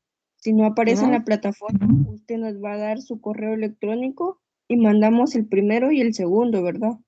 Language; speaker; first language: Spanish; native; Spanish